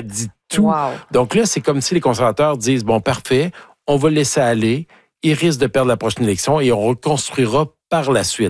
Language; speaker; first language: French; native; French